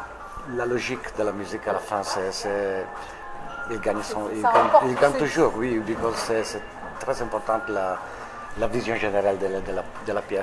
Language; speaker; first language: French; non-native, fluent; Italian